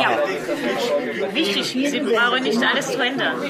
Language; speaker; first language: German; non-native, learner; French